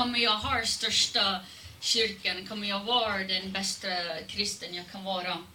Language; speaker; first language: Swedish; non-native, fluent; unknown